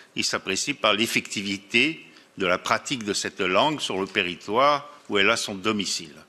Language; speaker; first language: French; native; French